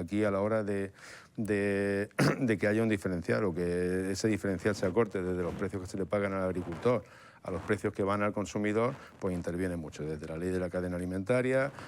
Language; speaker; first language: Spanish; native; Spanish